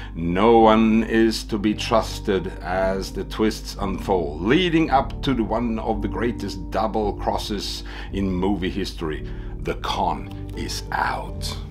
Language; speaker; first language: English; non-native, fluent; Swedish